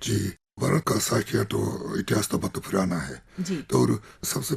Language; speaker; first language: Hindi; non-native, fluent; Japanese